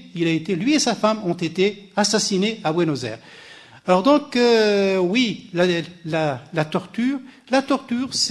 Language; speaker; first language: French; native; French